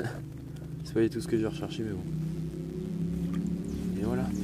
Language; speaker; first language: French; native; French